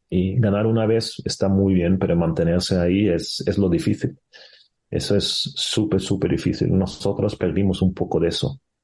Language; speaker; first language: Spanish; non-native, fluent; Swedish